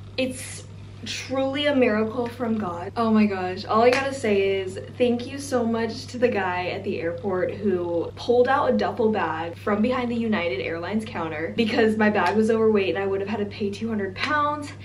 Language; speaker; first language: English; native; English